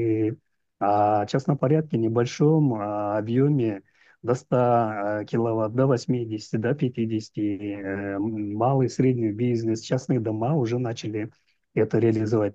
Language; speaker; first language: Russian; non-native, local second language; Uzbek